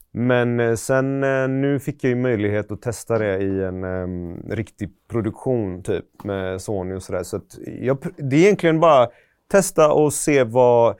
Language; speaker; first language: Swedish; early bilingual, other home language; Persian